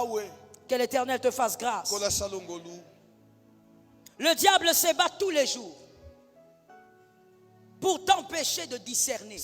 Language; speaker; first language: French; non-native, local second language; Lingala